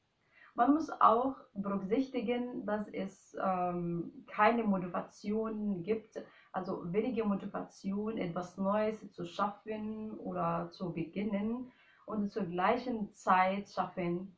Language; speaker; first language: German; non-native, fluent; Arabic